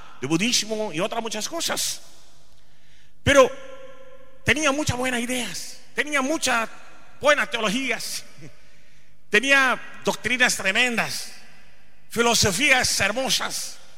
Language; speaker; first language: Spanish; non-native, fluent; Hindi